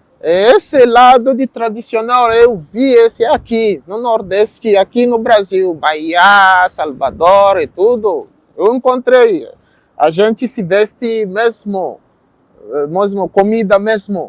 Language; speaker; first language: Portuguese; non-native, learner; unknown